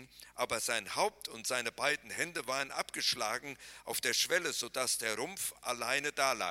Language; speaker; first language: German; native; German